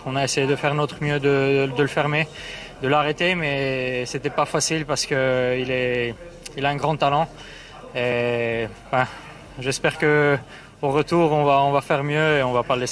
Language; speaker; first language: French; non-native, fluent; Armenian